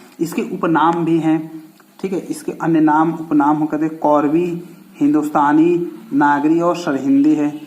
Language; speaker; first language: Hindi; native; Hindi